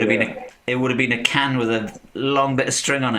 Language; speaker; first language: English; native; English